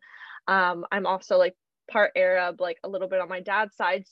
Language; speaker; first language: English; native; English